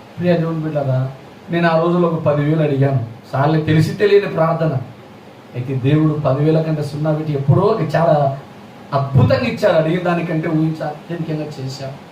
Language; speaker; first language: Telugu; non-native, local second language; Lambadi